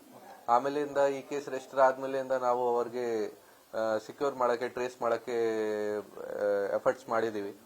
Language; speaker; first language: Kannada; non-native, local second language; Hindi